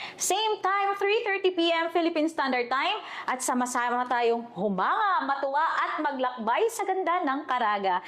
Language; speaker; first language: Filipino; non-native, local second language; Cebuano